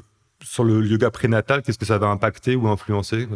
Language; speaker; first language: French; native; French